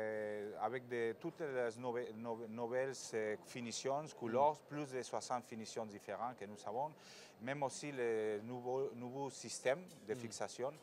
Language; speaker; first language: French; non-native, fluent; Spanish